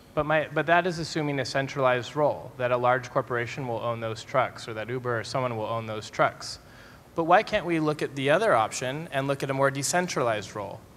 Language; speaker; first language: English; native; English